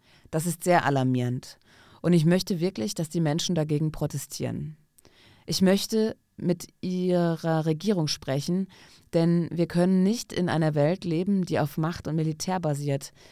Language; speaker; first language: German; non-native, fluent; Arabic